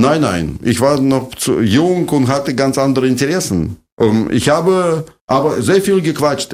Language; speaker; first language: German; non-native, fluent; Russian